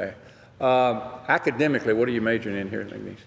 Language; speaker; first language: English; native; English